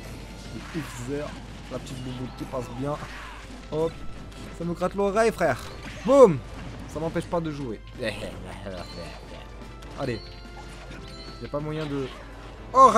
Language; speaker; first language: French; native; French